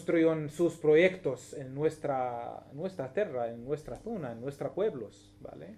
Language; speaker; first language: Spanish; non-native, learner; Arabic